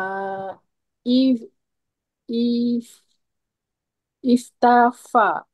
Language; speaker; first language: Arabic; non-native, learner; Indonesian